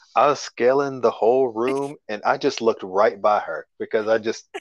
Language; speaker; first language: English; native; English